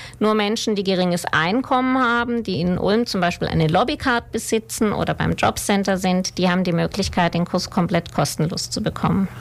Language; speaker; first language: German; native; German